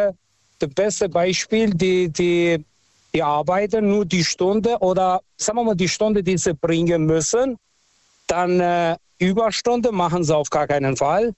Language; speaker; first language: German; non-native, fluent; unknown